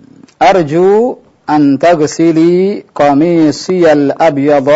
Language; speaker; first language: Arabic; non-native, fluent; Indonesian